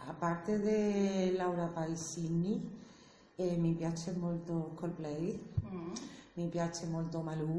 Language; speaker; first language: Italian; non-native, learner; Spanish